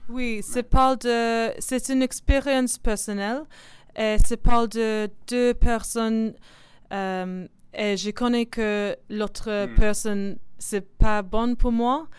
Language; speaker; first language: French; non-native, learner; English